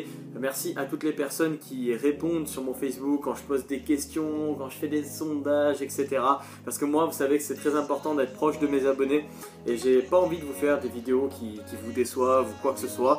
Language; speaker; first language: French; native; French